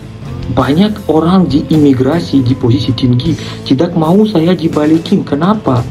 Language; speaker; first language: Indonesian; non-native, learner; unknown